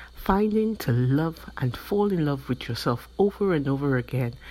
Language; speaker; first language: English; non-native, local second language; Yoruba